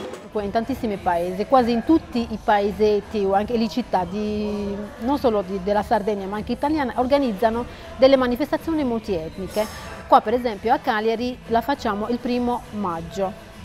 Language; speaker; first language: Italian; non-native, fluent; Arabic